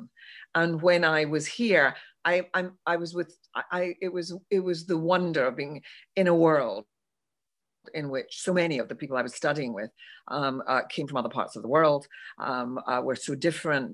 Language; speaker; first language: English; native; English